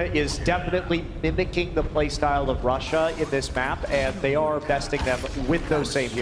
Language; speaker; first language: English; native; English